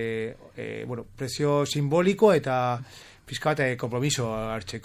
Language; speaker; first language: Basque; non-native, local second language; Spanish